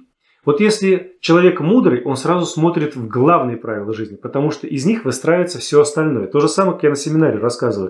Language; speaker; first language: Russian; native; Russian